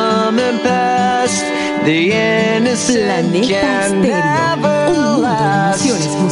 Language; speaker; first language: Spanish; native; Spanish